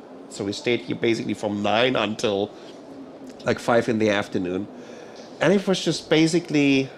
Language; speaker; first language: English; non-native, fluent; German